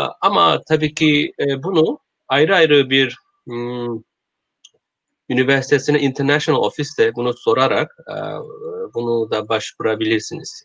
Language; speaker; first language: Turkish; non-native, learner; Korean